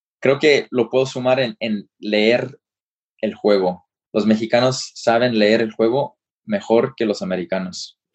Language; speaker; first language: Spanish; early bilingual, heritage; Spanish